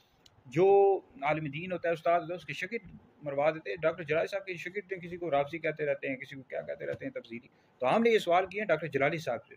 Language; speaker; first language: Urdu; native; Urdu